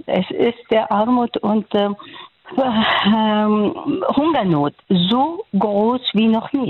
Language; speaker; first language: German; non-native, fluent; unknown